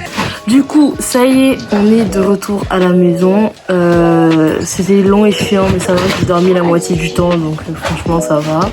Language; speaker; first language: French; native; French